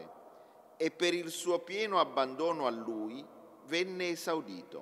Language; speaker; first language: Italian; native; Italian